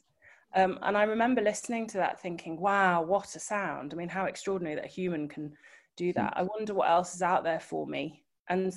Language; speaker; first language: English; native; English